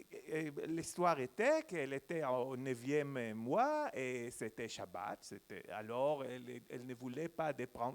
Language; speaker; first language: French; non-native, learner; Hebrew